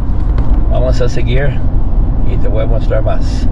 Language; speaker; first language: Spanish; non-native, fluent; English